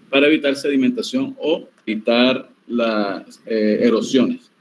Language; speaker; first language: Spanish; native; Spanish